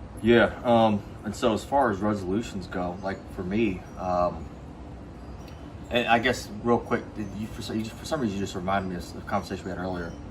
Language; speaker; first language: English; native; English